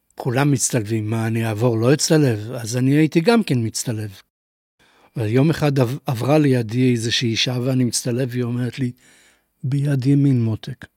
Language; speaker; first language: Hebrew; non-native, fluent; Polish